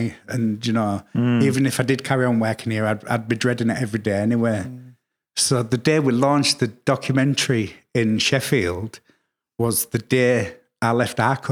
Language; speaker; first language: English; native; English